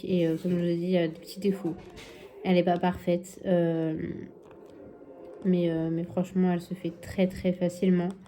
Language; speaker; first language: French; native; French